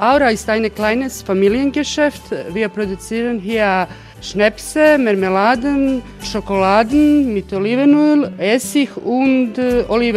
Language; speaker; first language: German; non-native, learner; Croatian